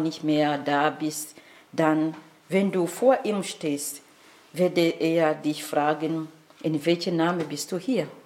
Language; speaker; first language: German; non-native, fluent; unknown